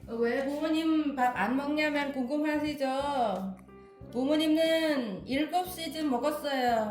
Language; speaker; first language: Korean; non-native, learner; Vietnamese